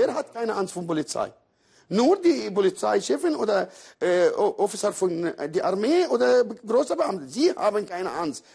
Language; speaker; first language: German; non-native, learner; Arabic